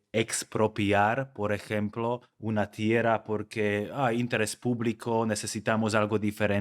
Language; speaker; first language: Spanish; non-native, fluent; Slovak